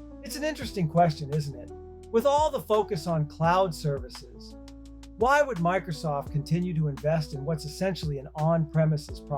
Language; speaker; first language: English; native; English